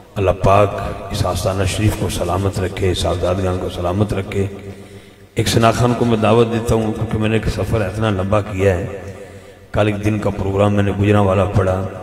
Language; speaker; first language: Urdu; non-native, local second language; Punjabi